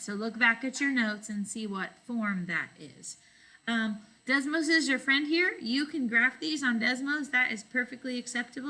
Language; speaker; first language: English; native; English